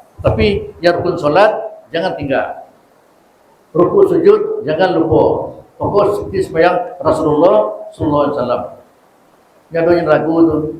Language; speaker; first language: Malay; non-native, local second language; Minangkabau